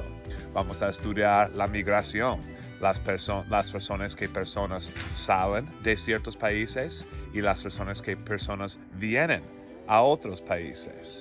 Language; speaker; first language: Spanish; non-native, fluent; English